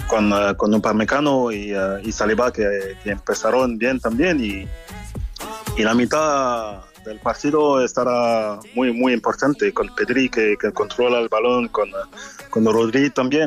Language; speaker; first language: Spanish; non-native, fluent; French